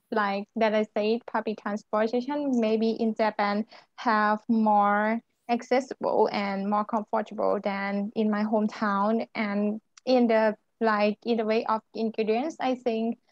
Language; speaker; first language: English; non-native, learner; Thai